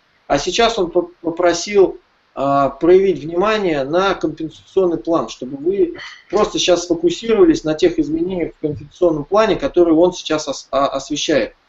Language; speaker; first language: Russian; native; Russian